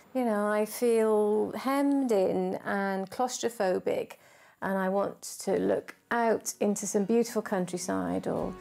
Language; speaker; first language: English; native; English